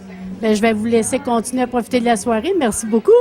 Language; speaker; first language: French; native; French